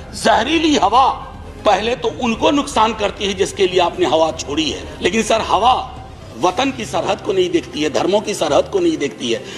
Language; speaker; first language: Hindi; native; Hindi